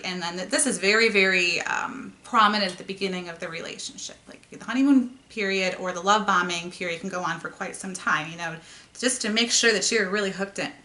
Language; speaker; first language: English; native; English